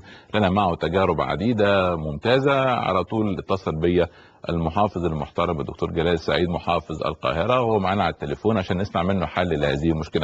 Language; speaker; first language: Arabic; native; Arabic